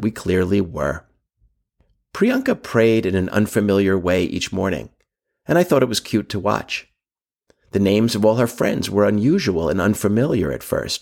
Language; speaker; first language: English; native; English